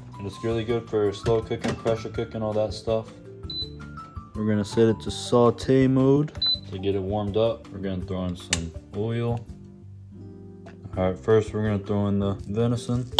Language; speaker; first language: English; early bilingual, other home language; Japanese